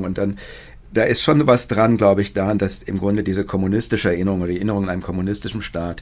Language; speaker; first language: German; native; German